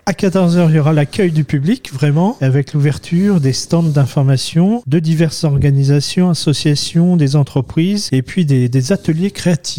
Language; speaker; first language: French; native; French